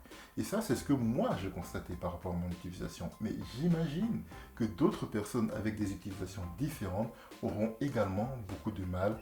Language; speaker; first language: French; native; French